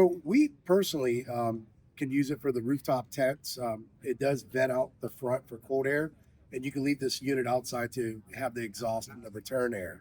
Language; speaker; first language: English; native; English